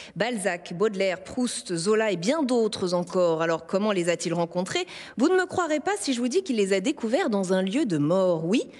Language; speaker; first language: French; native; French